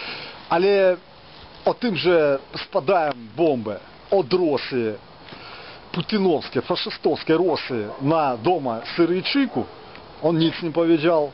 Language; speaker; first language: Polish; non-native, fluent; Ukrainian